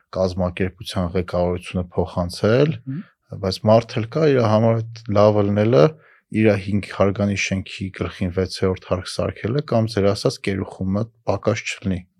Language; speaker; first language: Armenian; native; Armenian